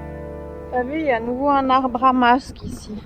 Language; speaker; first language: French; native; French